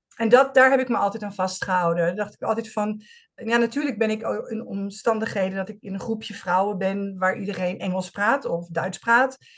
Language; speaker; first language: Dutch; native; Dutch